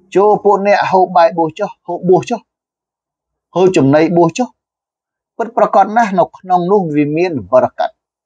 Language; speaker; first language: Khmer; non-native, local second language; Western Cham